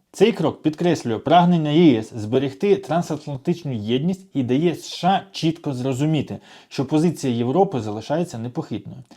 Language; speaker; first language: Ukrainian; non-native, local second language; Russian